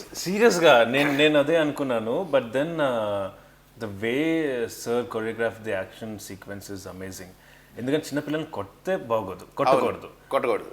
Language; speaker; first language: Telugu; native; Telugu